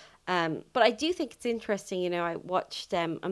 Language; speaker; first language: English; native; English